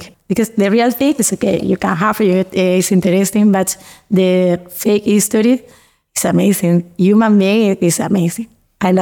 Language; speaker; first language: English; non-native, learner; Spanish